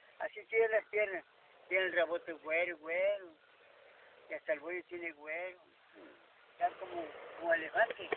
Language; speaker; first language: Spanish; native; Spanish